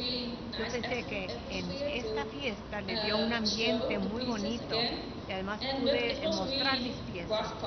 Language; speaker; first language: Spanish; non-native, fluent; Dutch